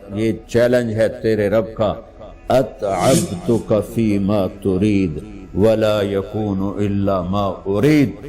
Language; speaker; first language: Urdu; non-native, local second language; Punjabi